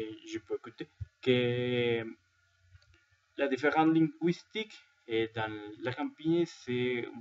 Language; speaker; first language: French; non-native, learner; Spanish